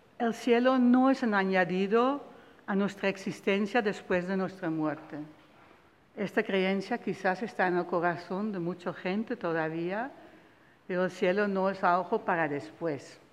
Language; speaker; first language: Spanish; non-native, fluent; Dutch